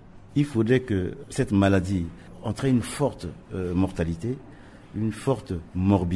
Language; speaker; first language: French; non-native, local second language; Sango